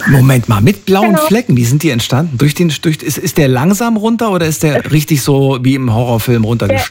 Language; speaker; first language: German; native; German